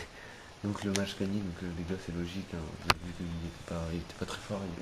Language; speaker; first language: French; native; French